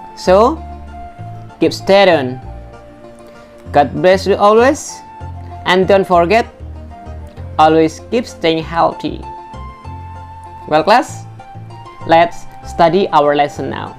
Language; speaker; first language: English; non-native, learner; Indonesian